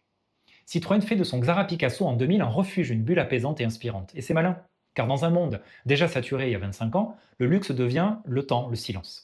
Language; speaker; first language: French; native; French